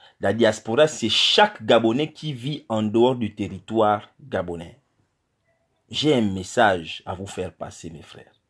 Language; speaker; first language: French; non-native, local second language; Fang